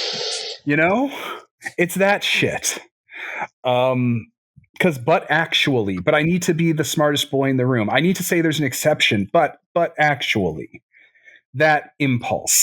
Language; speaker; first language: English; native; English